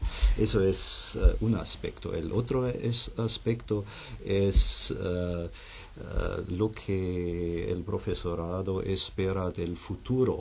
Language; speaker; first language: Spanish; non-native, fluent; German